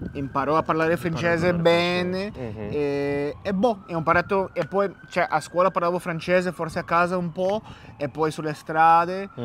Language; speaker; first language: Italian; non-native, fluent; English